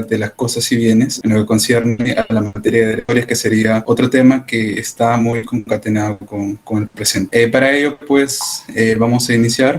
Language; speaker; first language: Spanish; native; Spanish